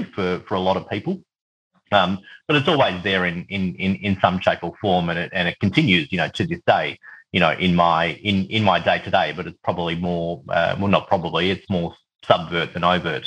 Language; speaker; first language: English; native; English